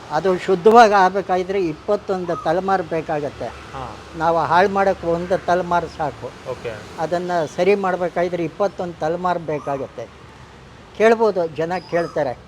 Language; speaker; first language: Kannada; non-native, local second language; Telugu